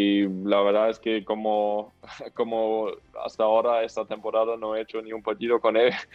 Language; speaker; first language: Spanish; non-native, fluent; German